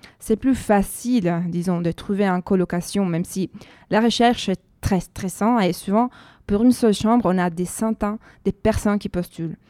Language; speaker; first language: French; non-native, fluent; Italian